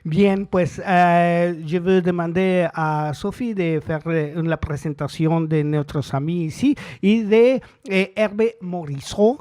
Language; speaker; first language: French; non-native, learner; Spanish